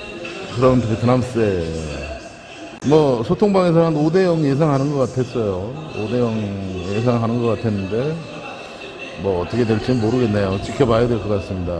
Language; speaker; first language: Korean; native; Korean